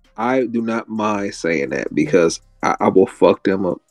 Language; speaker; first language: English; native; English